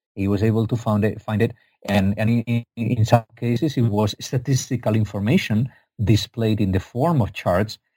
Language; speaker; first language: English; non-native, fluent; Spanish